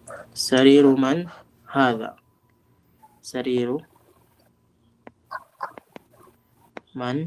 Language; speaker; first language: Arabic; non-native, fluent; Filipino